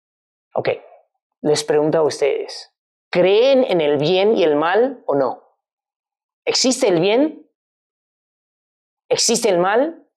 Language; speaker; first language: Spanish; non-native, fluent; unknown